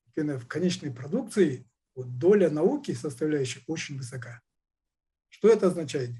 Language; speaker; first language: Russian; non-native, local second language; Kazakh